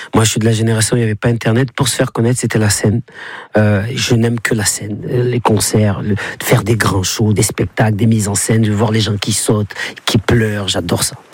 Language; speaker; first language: French; native; French